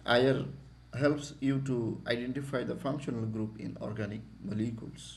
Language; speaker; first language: English; non-native, local second language; Bangla